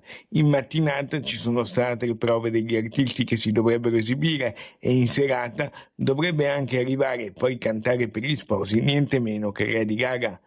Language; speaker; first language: Italian; native; Italian